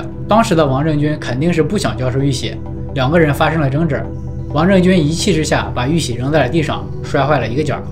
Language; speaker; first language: Chinese; native; Chinese